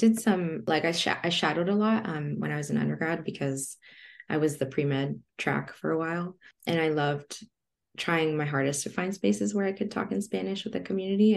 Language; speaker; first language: English; early bilingual, other home language; Spanish